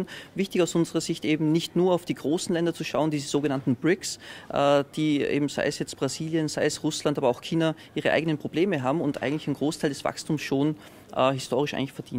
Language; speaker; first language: German; native; German